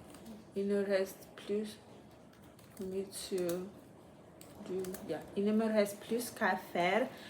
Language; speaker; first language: French; non-native, fluent; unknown